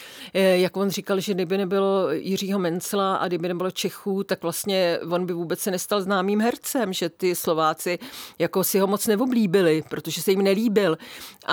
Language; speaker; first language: Czech; native; Czech